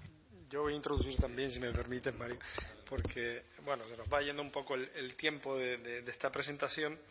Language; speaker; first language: Spanish; native; Spanish